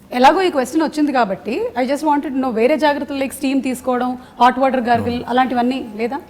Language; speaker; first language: Telugu; non-native, local second language; Malayalam